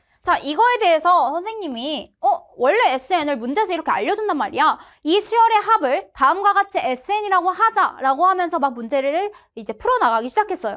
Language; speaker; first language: Korean; native; Korean